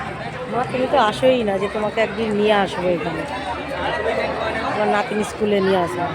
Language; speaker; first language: Bangla; native; Bangla